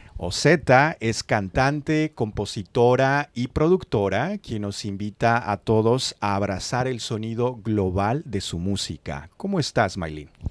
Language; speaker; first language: Spanish; native; Spanish